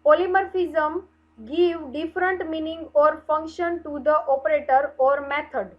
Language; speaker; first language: English; non-native, local second language; Gujarati